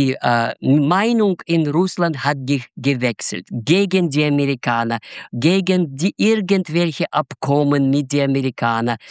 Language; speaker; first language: German; non-native, fluent; Russian